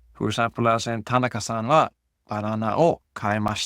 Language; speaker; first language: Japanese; non-native, fluent; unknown